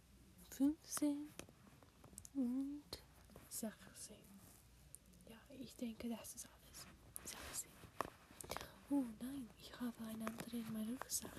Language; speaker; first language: German; non-native, learner; English